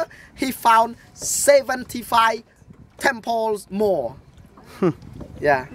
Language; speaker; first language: English; non-native, fluent; Khmer